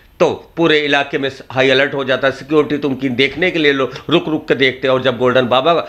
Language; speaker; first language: Hindi; native; Hindi